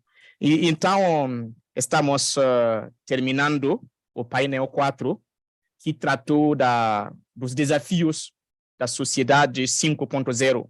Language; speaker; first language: Portuguese; non-native, fluent; French